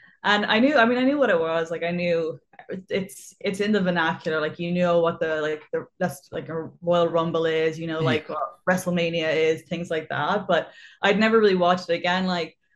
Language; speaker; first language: English; native; English